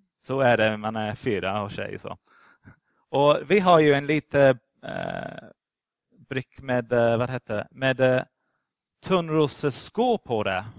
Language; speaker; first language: Swedish; non-native, fluent; English